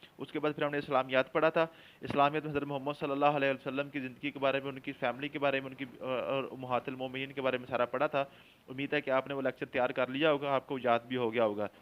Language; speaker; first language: Urdu; non-native, local second language; Punjabi